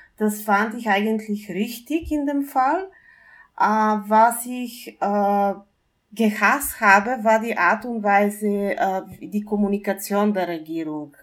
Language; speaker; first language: German; non-native, fluent; Bulgarian